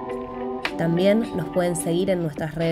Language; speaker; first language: Spanish; native; Spanish